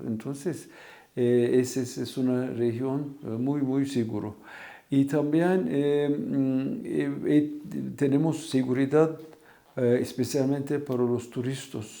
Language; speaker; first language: Spanish; non-native, fluent; Turkish